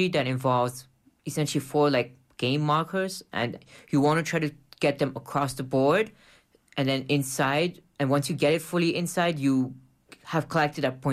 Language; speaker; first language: English; non-native, local second language; Urdu